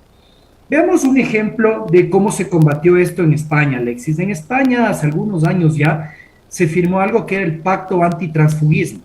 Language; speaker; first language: Spanish; native; Spanish